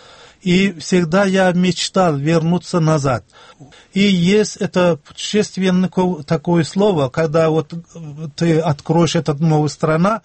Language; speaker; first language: Russian; non-native, local second language; Turkmen